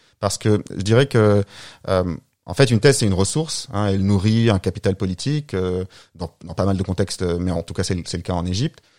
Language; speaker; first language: French; non-native, fluent; Arabic